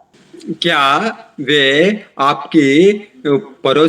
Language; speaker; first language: Hindi; non-native, learner; Telugu